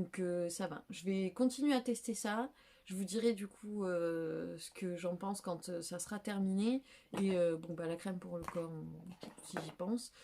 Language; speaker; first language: French; native; French